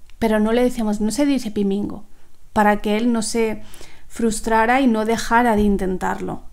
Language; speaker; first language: Spanish; native; Spanish